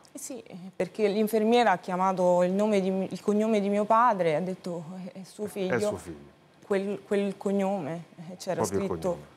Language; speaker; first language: Italian; native; Italian